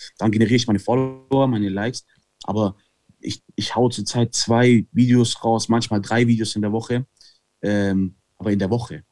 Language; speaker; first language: German; early bilingual, other home language; Italian